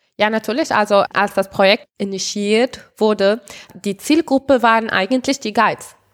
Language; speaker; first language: German; non-native, fluent; Arabic